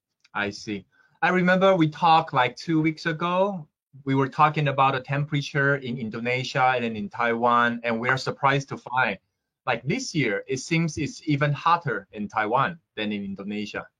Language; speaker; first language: English; non-native, fluent; Chinese